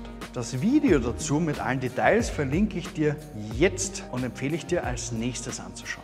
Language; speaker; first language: German; native; German